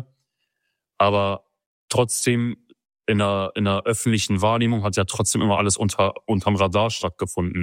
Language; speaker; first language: German; early bilingual, other home language; Kurdish